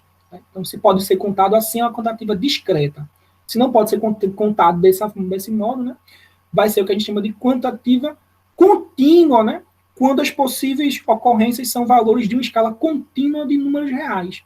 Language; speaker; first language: Portuguese; native; Portuguese